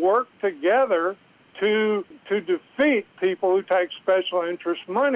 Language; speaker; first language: English; native; English